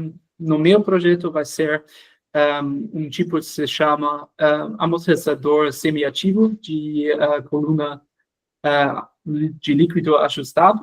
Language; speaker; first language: Portuguese; non-native, fluent; German